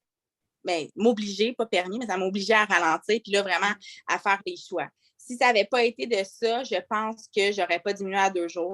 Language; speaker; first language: French; native; French